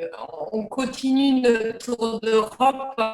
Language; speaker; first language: French; native; French